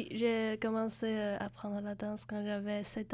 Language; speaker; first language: French; non-native, fluent; Chinese